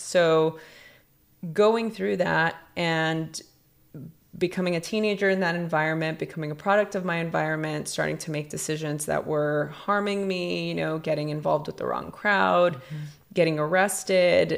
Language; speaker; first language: English; native; English